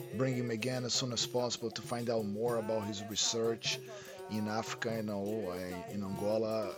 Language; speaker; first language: English; non-native, fluent; Portuguese